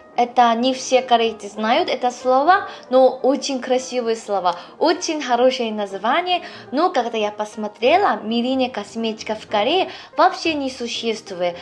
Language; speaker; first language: Russian; non-native, fluent; Korean